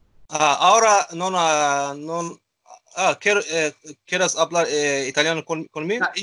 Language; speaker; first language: Spanish; non-native, learner; Azerbaijani